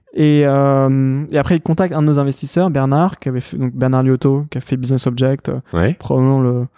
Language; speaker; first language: French; native; French